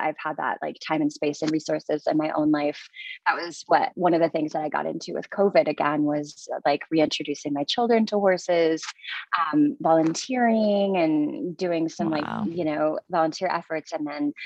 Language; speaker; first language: English; native; English